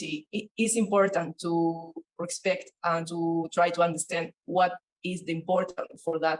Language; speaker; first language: English; non-native, learner; Spanish